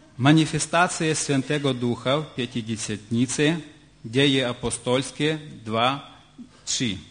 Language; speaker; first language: Polish; non-native, learner; Ukrainian